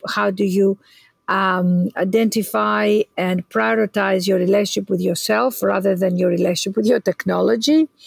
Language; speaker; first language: English; non-native, fluent; Greek